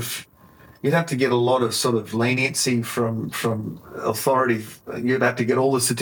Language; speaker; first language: English; native; English